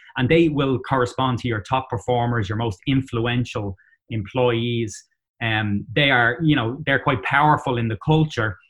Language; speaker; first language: English; native; English